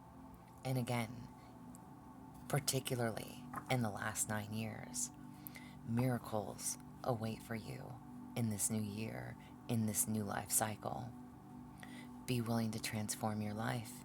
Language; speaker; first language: English; native; English